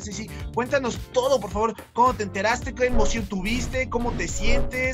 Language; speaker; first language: Spanish; native; Spanish